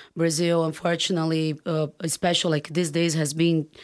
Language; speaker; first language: English; non-native, fluent; Portuguese